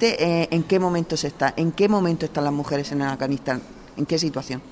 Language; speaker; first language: Spanish; native; Spanish